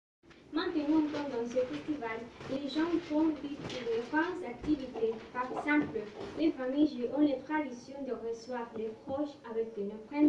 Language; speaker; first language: French; non-native, learner; Spanish